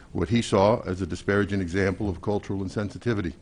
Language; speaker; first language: English; native; English